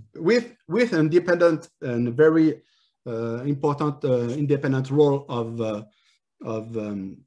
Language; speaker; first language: English; non-native, fluent; French